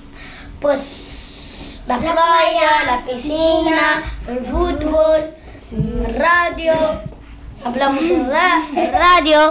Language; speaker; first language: Spanish; non-native, learner; Arabic